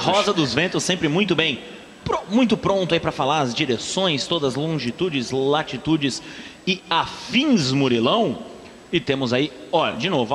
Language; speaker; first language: Portuguese; native; Portuguese